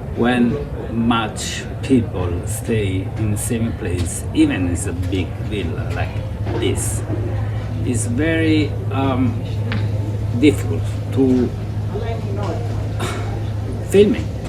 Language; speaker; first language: English; non-native, learner; Italian